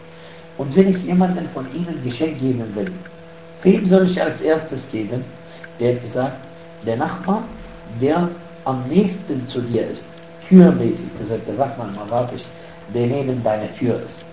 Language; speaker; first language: German; non-native, fluent; Arabic